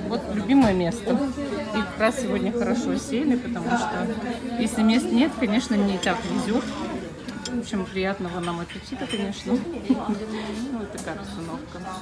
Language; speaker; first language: Russian; native; Russian